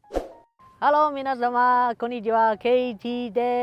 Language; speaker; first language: Japanese; non-native, learner; Chinese